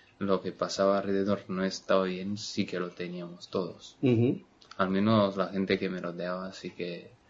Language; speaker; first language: Spanish; non-native, fluent; Romanian